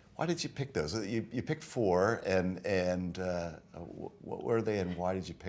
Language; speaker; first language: English; native; English